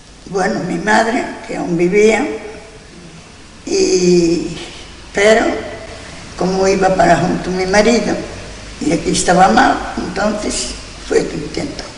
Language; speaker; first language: Spanish; non-native, local second language; Galician